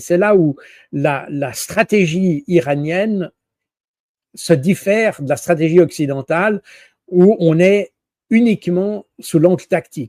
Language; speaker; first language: French; native; French